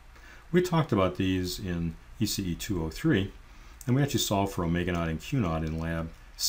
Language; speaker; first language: English; native; English